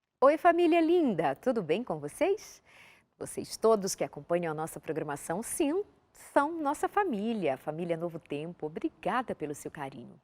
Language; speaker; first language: Portuguese; native; Portuguese